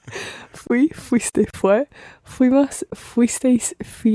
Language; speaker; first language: Spanish; non-native, learner; English